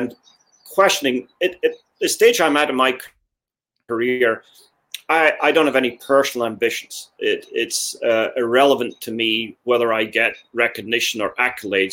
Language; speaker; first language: English; native; English